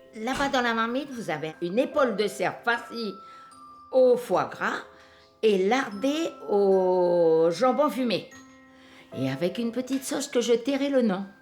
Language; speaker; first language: French; native; French